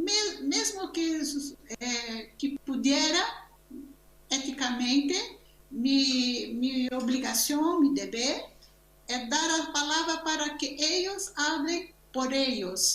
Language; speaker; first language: Spanish; non-native, learner; Portuguese